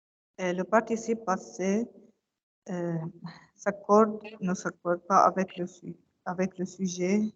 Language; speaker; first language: French; non-native, local second language; Arabic